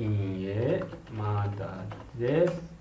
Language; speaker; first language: Japanese; non-native, learner; Malay